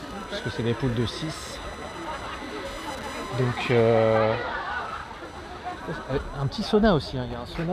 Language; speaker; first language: French; native; French